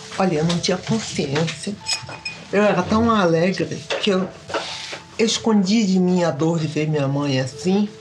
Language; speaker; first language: Portuguese; early bilingual, other home language; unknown